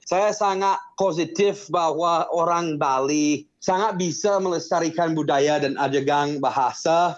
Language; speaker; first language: Indonesian; non-native, fluent; English